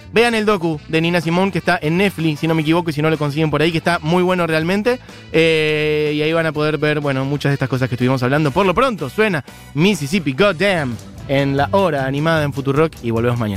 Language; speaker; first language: Spanish; native; Spanish